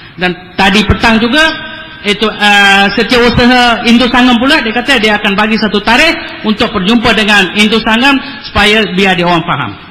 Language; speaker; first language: Malay; non-native, local second language; Tamil